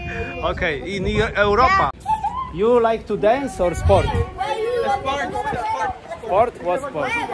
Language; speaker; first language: English; non-native, learner; Polish